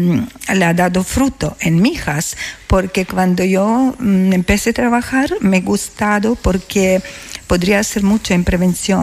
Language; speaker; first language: Spanish; non-native, learner; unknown